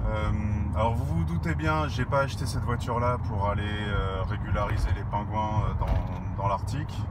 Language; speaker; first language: French; native; French